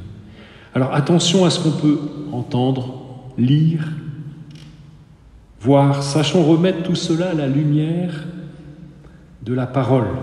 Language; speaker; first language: French; native; French